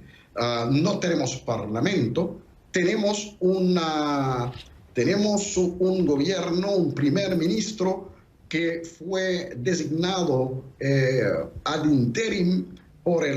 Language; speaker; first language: Spanish; non-native, fluent; Haitian Creole